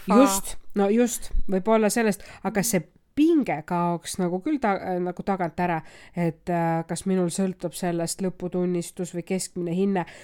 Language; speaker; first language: Estonian; non-native, local second language; Russian